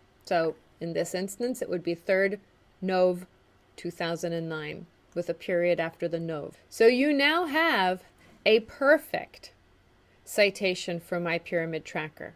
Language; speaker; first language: English; native; English